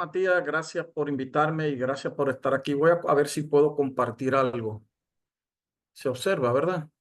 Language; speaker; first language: Spanish; native; Spanish